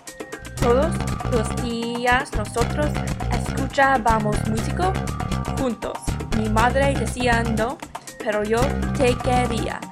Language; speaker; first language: Spanish; non-native, learner; English